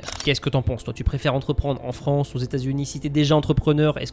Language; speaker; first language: French; native; French